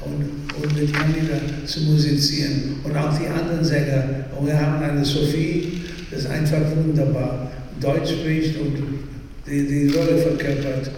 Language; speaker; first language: German; non-native, fluent; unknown